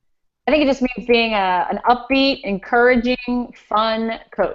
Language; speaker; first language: English; native; English